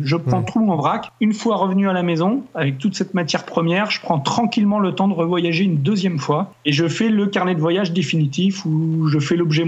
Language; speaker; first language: French; native; French